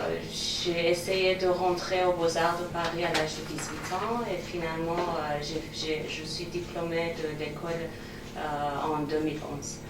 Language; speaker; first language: French; non-native, fluent; Persian